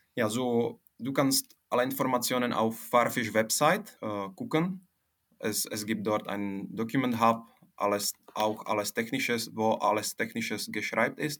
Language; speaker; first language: German; non-native, fluent; Czech